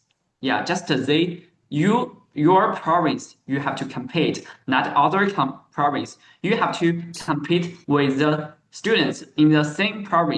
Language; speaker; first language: English; non-native, learner; Chinese